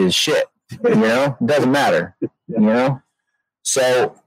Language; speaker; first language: English; native; English